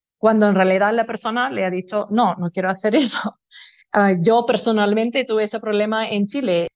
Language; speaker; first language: Spanish; early bilingual, heritage; Spanish